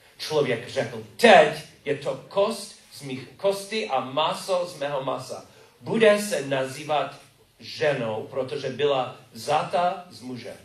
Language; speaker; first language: Czech; non-native, learner; English